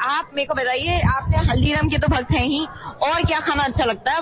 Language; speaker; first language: Hindi; non-native, local second language; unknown